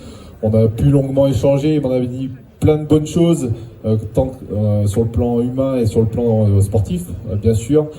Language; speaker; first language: French; native; French